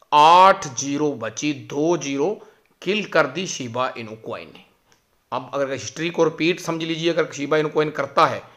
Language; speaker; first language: Hindi; native; Hindi